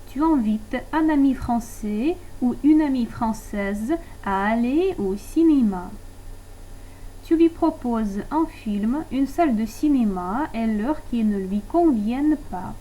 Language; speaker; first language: French; non-native, fluent; Russian